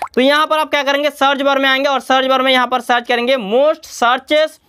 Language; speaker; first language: Hindi; native; Hindi